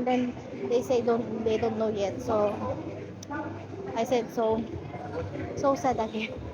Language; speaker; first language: English; non-native, learner; Filipino